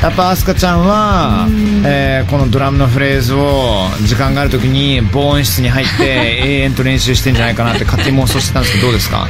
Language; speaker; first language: Japanese; early bilingual, heritage; Japanese